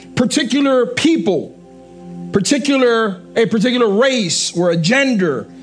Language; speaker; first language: English; native; English